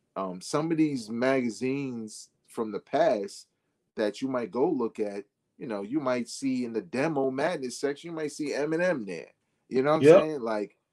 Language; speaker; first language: English; native; English